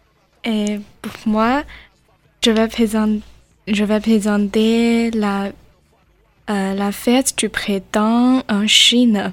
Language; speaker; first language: French; non-native, learner; Chinese